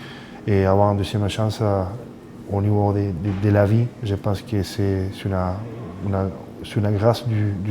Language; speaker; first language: French; non-native, fluent; Spanish